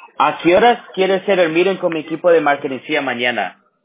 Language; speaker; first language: Spanish; native; Spanish